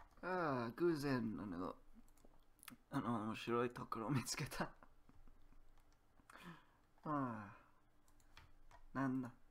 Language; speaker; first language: Japanese; non-native, learner; English